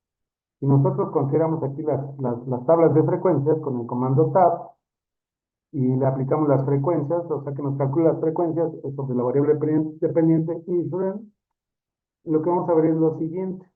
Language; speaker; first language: Spanish; native; Spanish